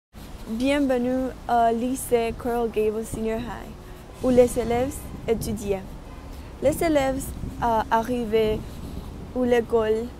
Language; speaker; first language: French; non-native, learner; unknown